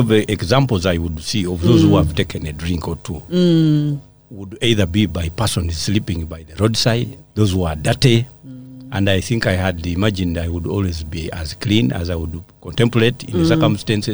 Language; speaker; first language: English; non-native, local second language; Ganda